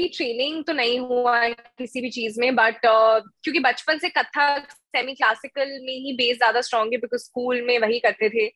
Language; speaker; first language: Hindi; native; Hindi